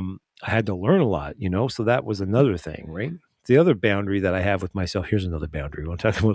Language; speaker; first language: English; native; English